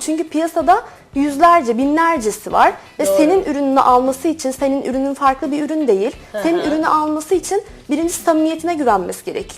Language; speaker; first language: Turkish; native; Turkish